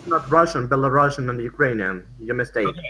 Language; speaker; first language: English; non-native, learner; Russian